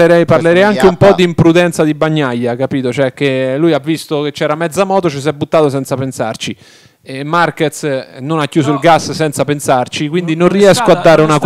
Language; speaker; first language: Italian; native; Italian